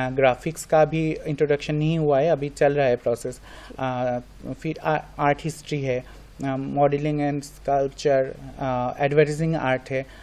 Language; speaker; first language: Hindi; non-native, local second language; Bangla